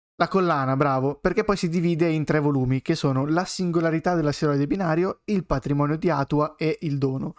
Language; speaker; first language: Italian; native; Italian